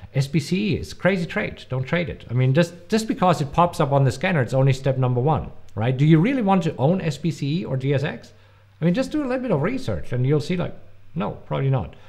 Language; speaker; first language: English; non-native, fluent; German